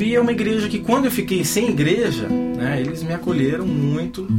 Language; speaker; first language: Portuguese; native; Portuguese